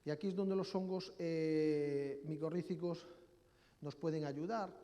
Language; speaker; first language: Spanish; native; Spanish